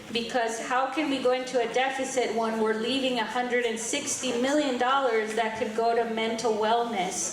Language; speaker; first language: English; early bilingual, heritage; Spanish